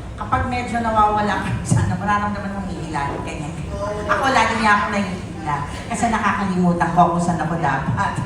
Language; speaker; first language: Filipino; native; Filipino